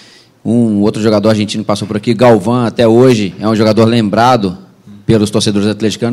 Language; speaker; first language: Portuguese; native; Portuguese